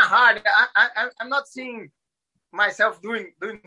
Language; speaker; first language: English; non-native, learner; Portuguese